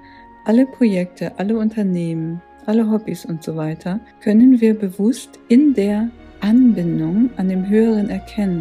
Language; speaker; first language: German; native; German